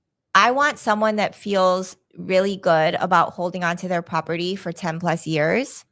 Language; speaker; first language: English; native; English